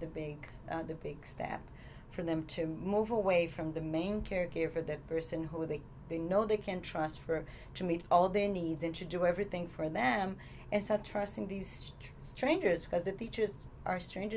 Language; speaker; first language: English; non-native, fluent; Portuguese